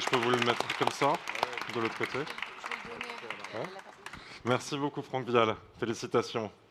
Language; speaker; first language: French; native; French